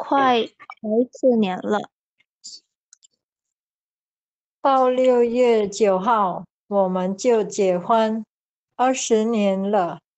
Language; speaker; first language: Chinese; non-native, learner; Indonesian